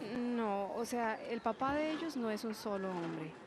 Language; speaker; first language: Spanish; native; Spanish